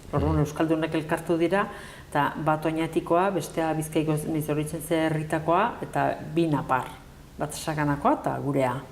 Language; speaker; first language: Basque; native; Basque